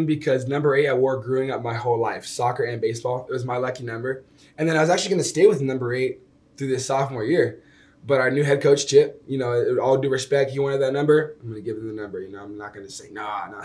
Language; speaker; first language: English; native; English